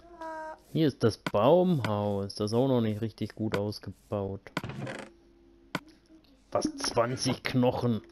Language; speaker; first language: German; native; German